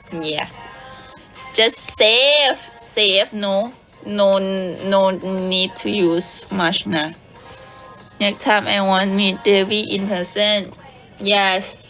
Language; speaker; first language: English; non-native, learner; Thai